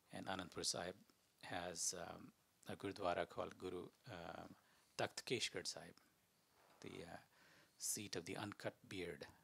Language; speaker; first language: English; non-native, local second language; Malayalam